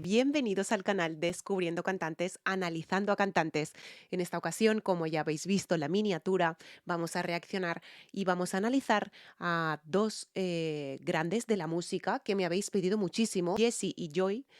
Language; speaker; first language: Spanish; native; Spanish